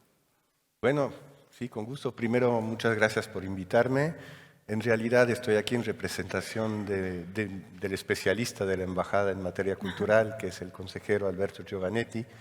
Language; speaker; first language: Spanish; non-native, fluent; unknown